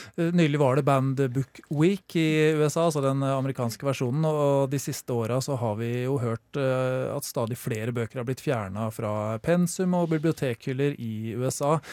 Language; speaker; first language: Norwegian; native; Norwegian